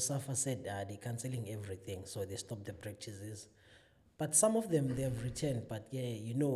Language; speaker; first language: English; non-native, local second language; Zulu